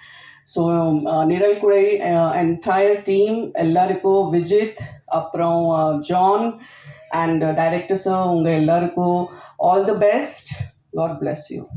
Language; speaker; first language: Tamil; non-native, learner; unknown